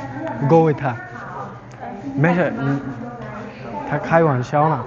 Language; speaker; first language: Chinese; non-native, fluent; Bangla